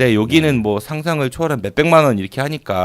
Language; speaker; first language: Korean; native; Korean